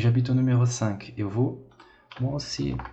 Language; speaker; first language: French; non-native, fluent; Portuguese